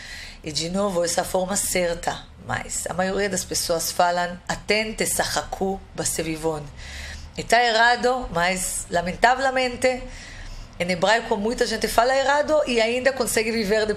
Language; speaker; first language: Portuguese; non-native, fluent; Hebrew